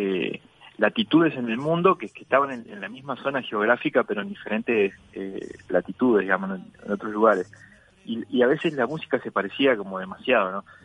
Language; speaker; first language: Spanish; native; Spanish